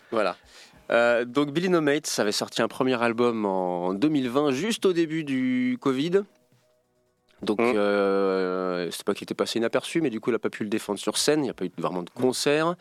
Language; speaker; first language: French; native; French